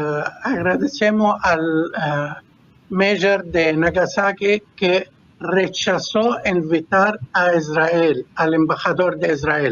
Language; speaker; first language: Spanish; non-native, fluent; Arabic